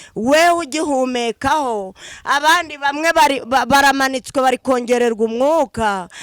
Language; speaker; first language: Kinyarwanda; native; Kinyarwanda